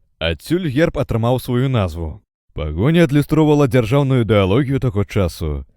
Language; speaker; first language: Belarusian; native; Belarusian